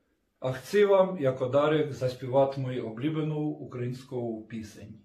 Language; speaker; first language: Czech; non-native, fluent; Ukrainian